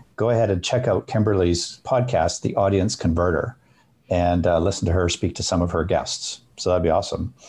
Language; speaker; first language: English; native; English